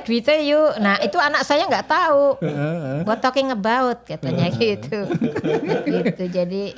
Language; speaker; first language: Indonesian; native; Indonesian